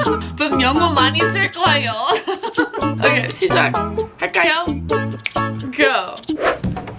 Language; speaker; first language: Korean; non-native, fluent; English